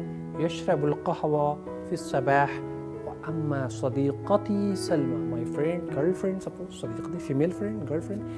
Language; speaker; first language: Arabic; non-native, fluent; Urdu